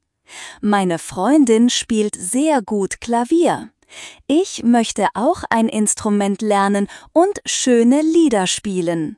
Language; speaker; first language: German; non-native, fluent; Turkish